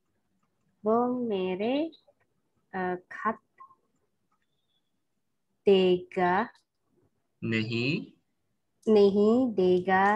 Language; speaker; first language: Hindi; non-native, learner; Indonesian